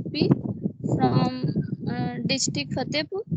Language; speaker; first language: English; non-native, learner; Hindi